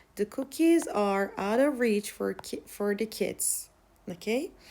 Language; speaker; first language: English; non-native, fluent; Turkish